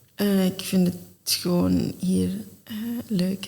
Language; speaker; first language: Dutch; non-native, learner; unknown